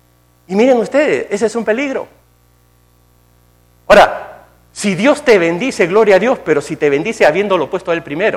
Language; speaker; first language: Spanish; native; Spanish